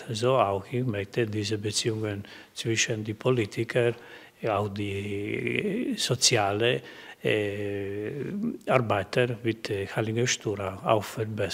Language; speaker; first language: German; non-native, learner; Croatian